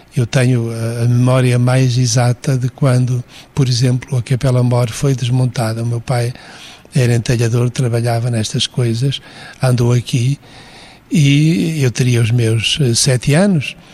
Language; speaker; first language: Portuguese; native; Portuguese